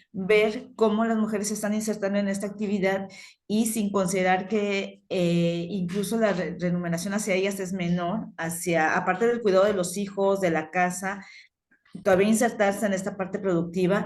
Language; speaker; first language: Spanish; native; Spanish